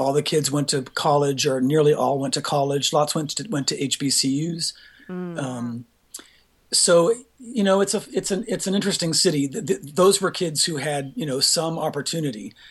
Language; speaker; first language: English; native; English